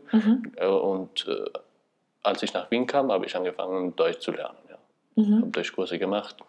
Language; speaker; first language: German; non-native, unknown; Albanian